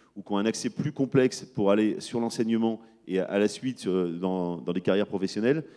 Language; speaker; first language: French; native; French